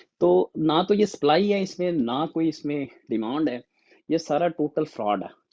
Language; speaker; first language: Urdu; native; Urdu